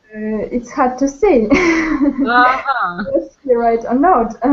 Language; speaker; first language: English; non-native, learner; Russian